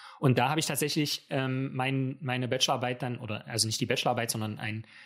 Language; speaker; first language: German; native; German